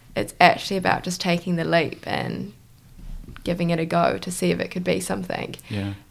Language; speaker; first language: English; native; English